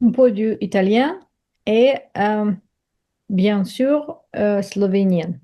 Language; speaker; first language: French; non-native, learner; Ukrainian